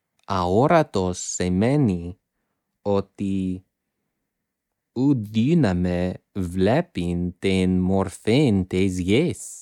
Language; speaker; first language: Greek; non-native, fluent; English